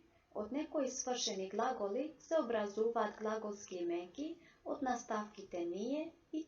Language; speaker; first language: Macedonian; non-native, local second language; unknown